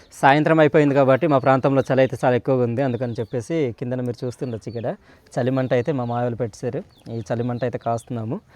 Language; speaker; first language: Telugu; non-native, local second language; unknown